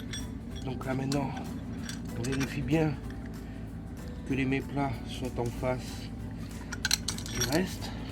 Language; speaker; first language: French; native; French